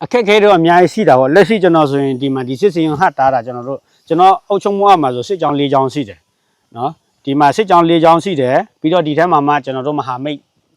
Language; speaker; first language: Burmese; non-native, local second language; S'gaw Karen